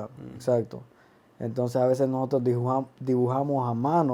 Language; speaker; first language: Spanish; early bilingual, other home language; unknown